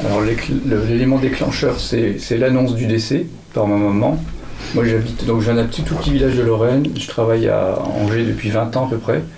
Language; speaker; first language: French; non-native, local second language; German